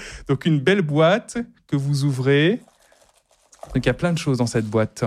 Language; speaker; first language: French; native; French